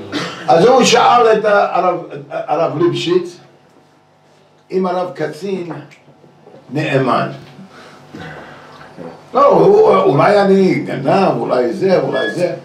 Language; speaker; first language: Hebrew; non-native, fluent; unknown